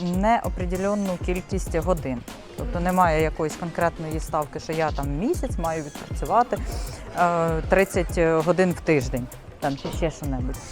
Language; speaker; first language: Ukrainian; native; Ukrainian